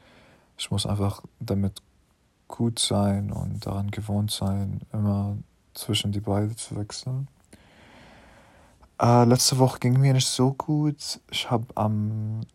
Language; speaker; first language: German; non-native, learner; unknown